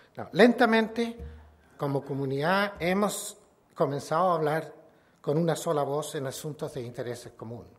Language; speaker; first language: Spanish; native; Spanish